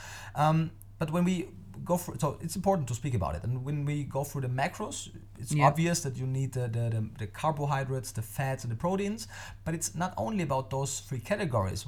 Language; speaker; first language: English; non-native, fluent; German